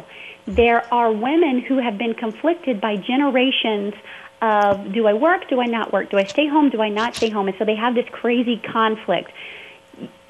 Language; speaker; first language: English; native; English